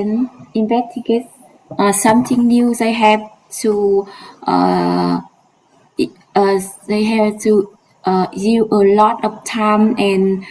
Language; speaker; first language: English; non-native, learner; Vietnamese